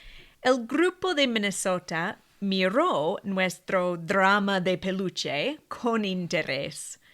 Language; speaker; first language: Spanish; non-native, fluent; English